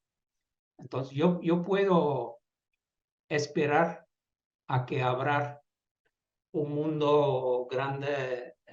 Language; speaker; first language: Spanish; non-native, fluent; Dutch